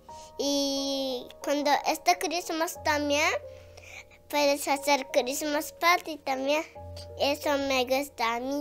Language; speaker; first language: Spanish; early bilingual, heritage; Japanese